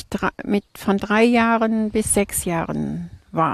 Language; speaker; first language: German; native; German